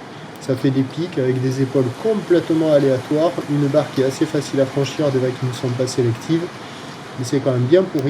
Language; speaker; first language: French; native; French